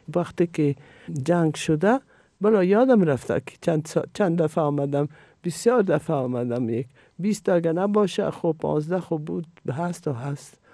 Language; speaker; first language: Persian; non-native, fluent; Italian